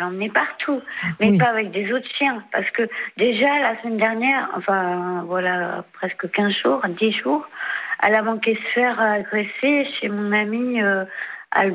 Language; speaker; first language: French; native; French